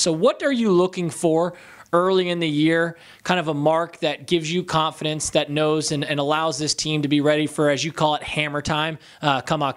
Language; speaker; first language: English; native; English